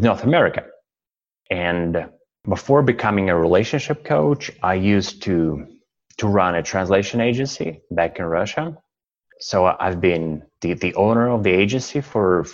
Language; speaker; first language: English; non-native, fluent; Russian